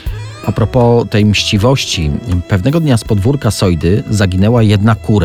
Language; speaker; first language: Polish; native; Polish